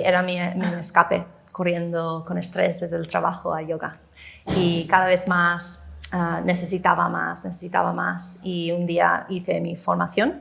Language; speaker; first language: Spanish; non-native, fluent; English